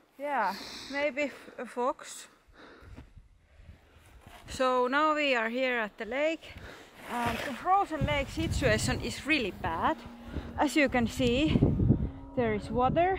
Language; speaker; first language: English; non-native, fluent; Finnish